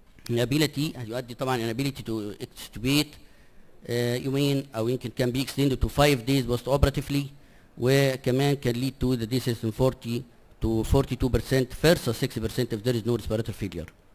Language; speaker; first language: English; non-native, fluent; Arabic